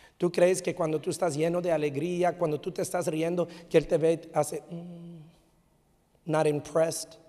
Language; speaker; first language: Spanish; early bilingual, heritage; Spanish